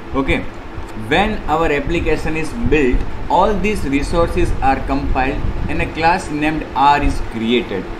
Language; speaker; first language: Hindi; non-native, local second language; Gujarati